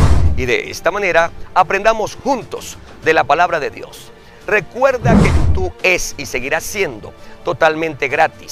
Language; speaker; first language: Spanish; native; Spanish